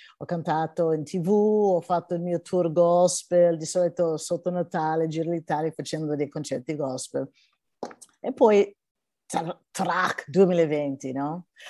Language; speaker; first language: Italian; non-native, fluent; English